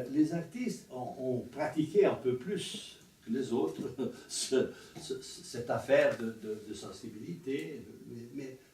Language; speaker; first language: French; non-native, fluent; Italian